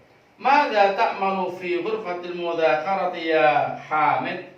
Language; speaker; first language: Arabic; non-native, fluent; Indonesian